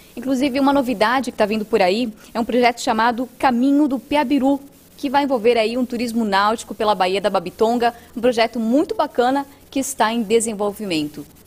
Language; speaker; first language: Portuguese; native; Portuguese